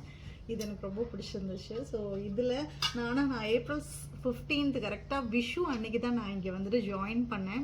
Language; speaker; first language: Tamil; non-native, local second language; Malayalam